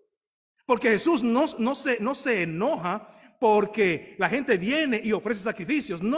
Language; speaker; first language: Spanish; native; Spanish